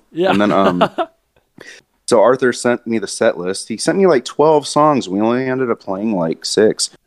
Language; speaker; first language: English; native; English